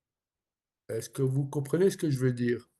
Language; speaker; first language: French; non-native, local second language; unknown